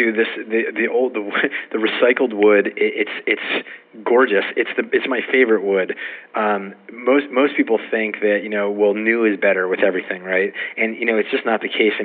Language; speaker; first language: English; native; English